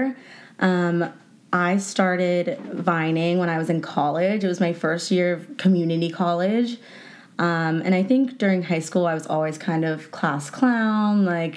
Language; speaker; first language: English; native; English